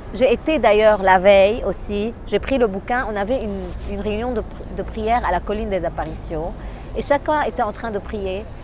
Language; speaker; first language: French; non-native, local second language; Arabic